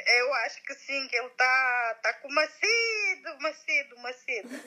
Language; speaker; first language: Portuguese; native; Portuguese